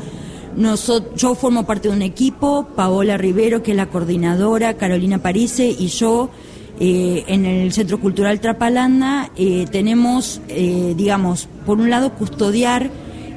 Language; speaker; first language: Spanish; native; Spanish